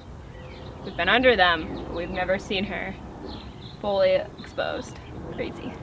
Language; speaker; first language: English; native; English